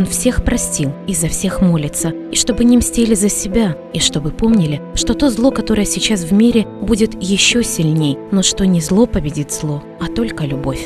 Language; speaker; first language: Russian; native; Russian